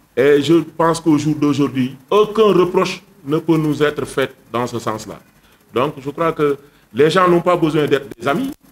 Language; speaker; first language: French; non-native, local second language; Wolof